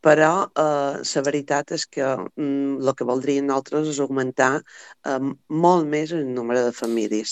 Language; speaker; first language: Catalan; native; Catalan